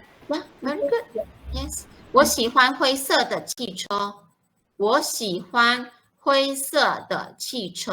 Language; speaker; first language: Chinese; non-native, fluent; Malay